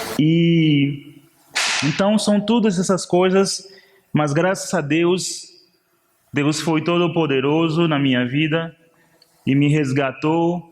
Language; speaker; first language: Portuguese; non-native, fluent; Haitian Creole